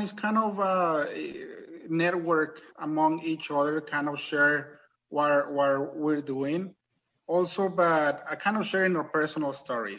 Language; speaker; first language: English; non-native, fluent; Spanish